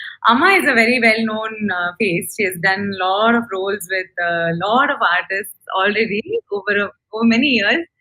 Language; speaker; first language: English; non-native, local second language; Tamil